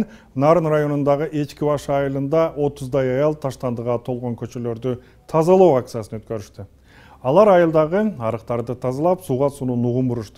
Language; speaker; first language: Kyrgyz; native; Kyrgyz